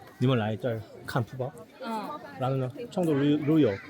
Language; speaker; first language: Chinese; non-native, fluent; Korean